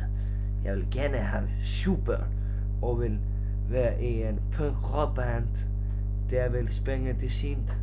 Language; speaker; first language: Danish; non-native, learner; Icelandic